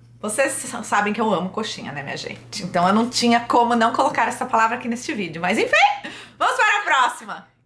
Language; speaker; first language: Portuguese; native; Portuguese